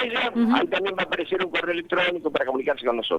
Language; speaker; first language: Spanish; native; Spanish